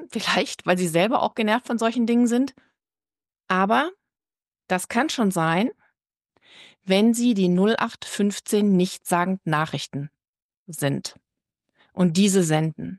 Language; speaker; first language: German; native; German